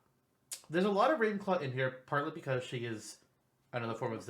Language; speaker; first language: English; native; English